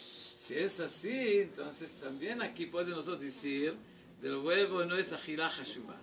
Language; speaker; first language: Spanish; non-native, learner; Hebrew